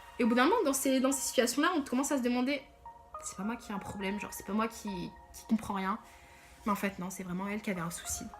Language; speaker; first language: French; early bilingual, other home language; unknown